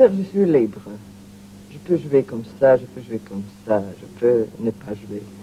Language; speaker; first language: French; non-native, learner; Russian